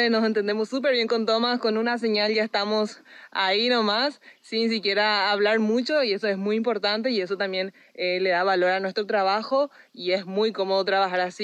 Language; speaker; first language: Spanish; native; Spanish